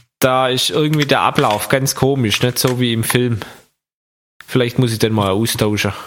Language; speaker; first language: German; native; German